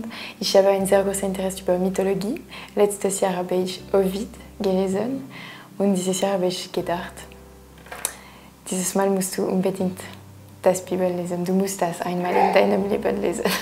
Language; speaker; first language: German; non-native, local second language; French